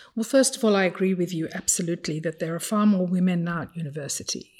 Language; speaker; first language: English; non-native, fluent; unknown